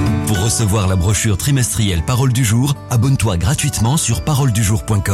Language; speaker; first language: French; native; French